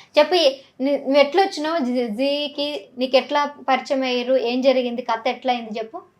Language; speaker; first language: Telugu; native; Telugu